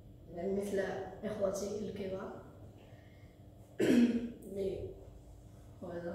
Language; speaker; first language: Arabic; early bilingual, heritage; Arabic